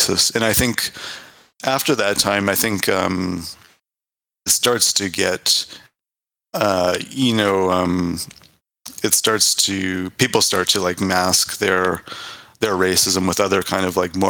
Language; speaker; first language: English; native; English